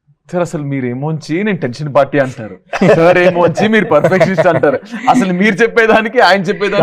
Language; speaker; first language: Telugu; native; Telugu